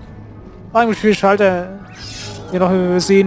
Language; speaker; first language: German; native; German